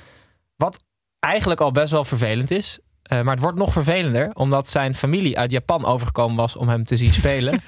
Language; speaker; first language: Dutch; native; Dutch